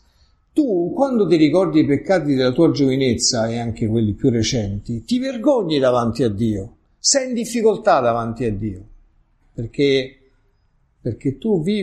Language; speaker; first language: Italian; native; Italian